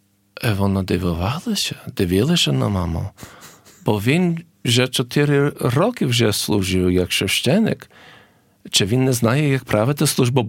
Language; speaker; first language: Ukrainian; early bilingual, heritage; English